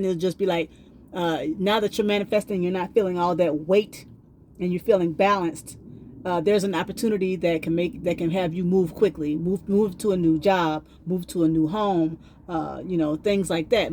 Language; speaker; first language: English; native; English